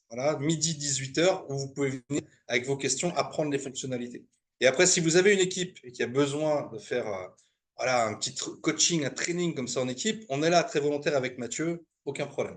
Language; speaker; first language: French; native; French